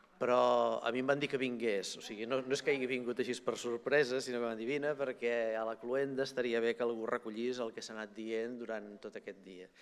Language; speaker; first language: Catalan; native; Catalan